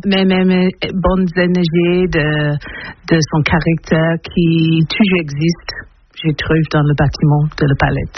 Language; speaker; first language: French; non-native, learner; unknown